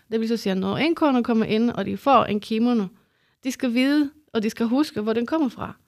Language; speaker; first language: Danish; non-native, fluent; Spanish